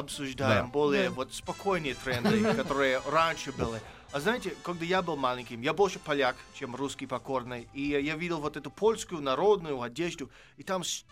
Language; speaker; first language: Russian; non-native, fluent; English